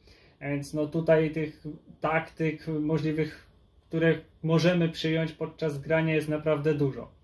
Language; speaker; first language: Polish; native; Polish